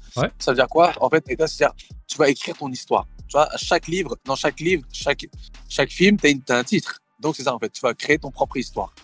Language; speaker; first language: French; early bilingual, other home language; Thai